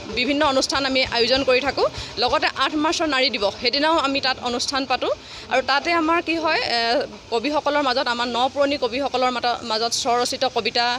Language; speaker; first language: Assamese; native; Assamese